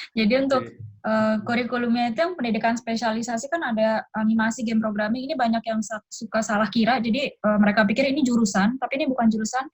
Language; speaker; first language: Indonesian; early bilingual, other home language; Japanese